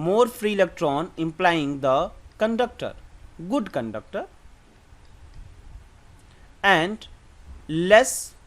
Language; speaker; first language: English; non-native, local second language; Hindi